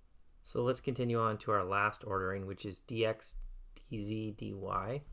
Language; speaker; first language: English; native; English